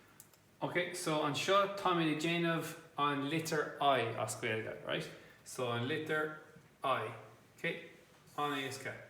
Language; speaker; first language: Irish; non-native, local second language; English